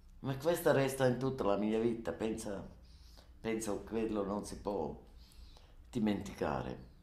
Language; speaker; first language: Italian; non-native, learner; German